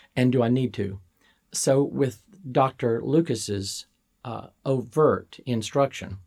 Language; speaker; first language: English; native; English